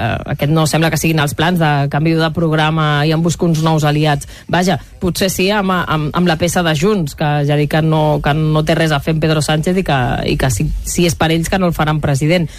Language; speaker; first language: Catalan; native; Catalan